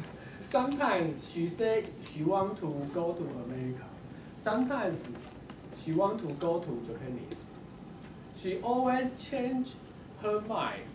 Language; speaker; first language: English; non-native, learner; Chinese